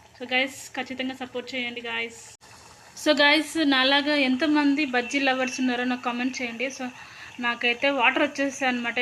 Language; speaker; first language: Telugu; non-native, local second language; Lambadi